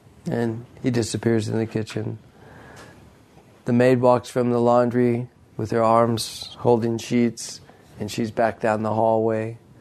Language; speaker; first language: English; native; English